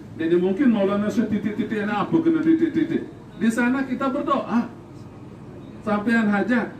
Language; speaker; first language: Malay; non-native, local second language; Sasak